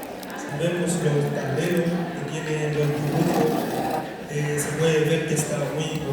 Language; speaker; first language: Spanish; non-native, fluent; Haitian Creole